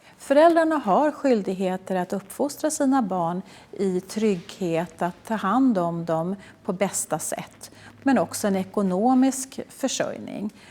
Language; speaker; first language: Swedish; native; Swedish